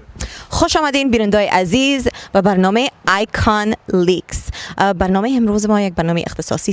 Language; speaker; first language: Persian; early bilingual, heritage; Persian